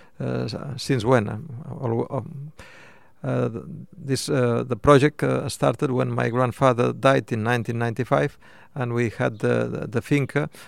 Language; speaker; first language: English; non-native, fluent; Spanish